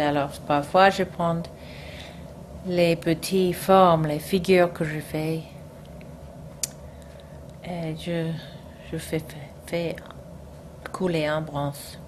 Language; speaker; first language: French; non-native, learner; English